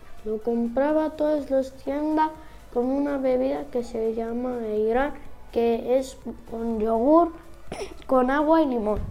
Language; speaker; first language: Spanish; early bilingual, other home language; Turkish